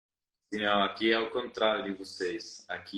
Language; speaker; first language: Portuguese; non-native, fluent; Spanish